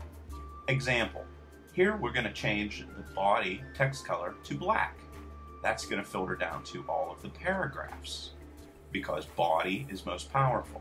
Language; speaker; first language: English; native; English